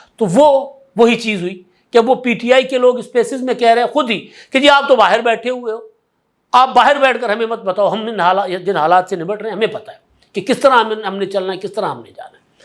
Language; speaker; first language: Urdu; non-native, local second language; Sindhi